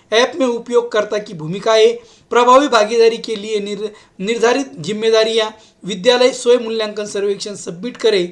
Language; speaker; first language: Hindi; non-native, local second language; Marathi